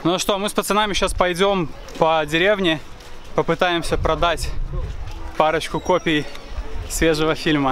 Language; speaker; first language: Russian; native; Russian